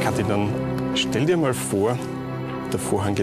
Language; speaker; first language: German; native; German